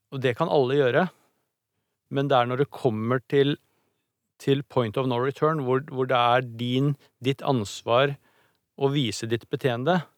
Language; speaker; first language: Norwegian; native; Norwegian